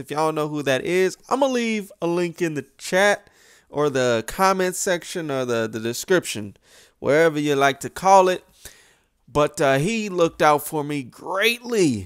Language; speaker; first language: English; native; English